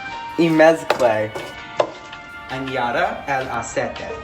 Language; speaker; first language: Spanish; non-native, learner; English